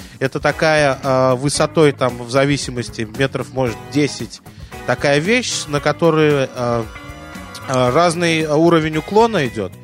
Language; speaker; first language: Russian; native; Russian